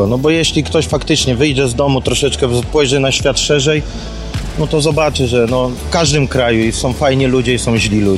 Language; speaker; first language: Polish; native; Polish